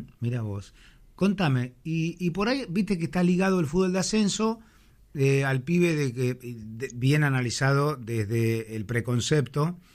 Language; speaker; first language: Spanish; native; Spanish